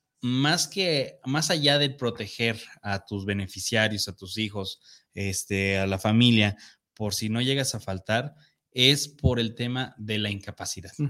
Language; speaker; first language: Spanish; native; Spanish